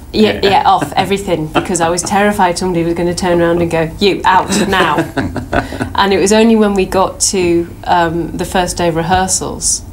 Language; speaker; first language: English; native; English